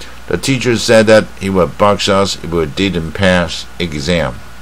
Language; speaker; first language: English; non-native, fluent; Chinese